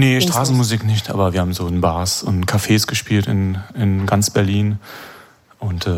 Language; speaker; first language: German; non-native, fluent; French